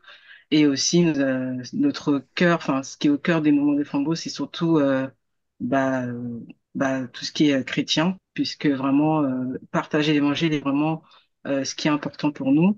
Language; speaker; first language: French; native; French